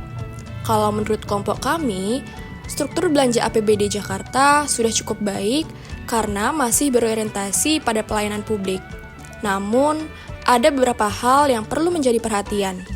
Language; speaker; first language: Indonesian; native; Indonesian